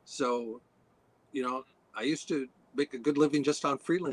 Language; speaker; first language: English; native; English